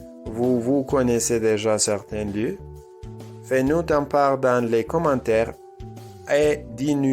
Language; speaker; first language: French; non-native, learner; Spanish